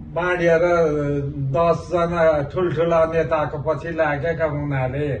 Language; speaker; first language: Nepali; non-native, local second language; Limbu